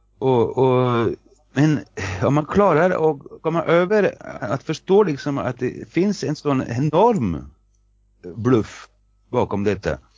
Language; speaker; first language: Swedish; non-native, fluent; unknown